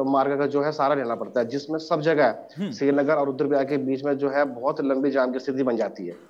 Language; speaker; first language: Hindi; native; Hindi